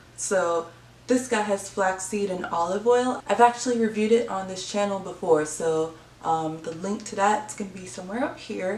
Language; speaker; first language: English; native; English